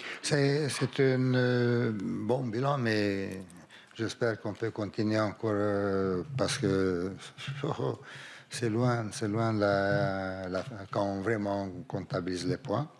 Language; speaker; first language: French; non-native, fluent; Romanian